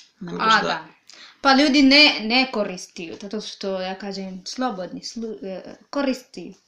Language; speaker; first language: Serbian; non-native, learner; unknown